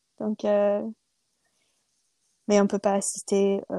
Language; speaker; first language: French; non-native, fluent; English